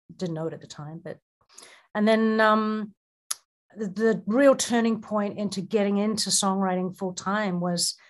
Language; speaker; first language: English; native; English